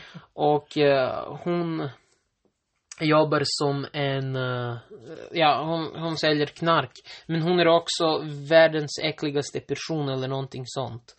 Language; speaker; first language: Swedish; non-native, local second language; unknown